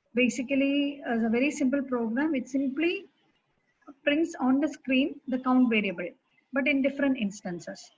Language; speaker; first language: English; non-native, local second language; Malayalam